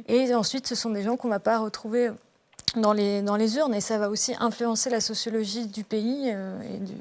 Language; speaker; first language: French; native; French